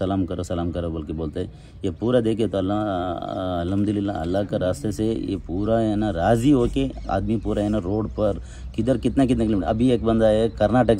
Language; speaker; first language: Hindi; non-native, local second language; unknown